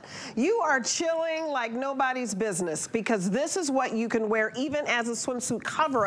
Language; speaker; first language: English; native; English